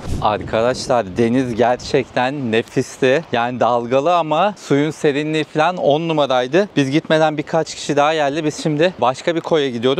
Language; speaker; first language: Turkish; native; Turkish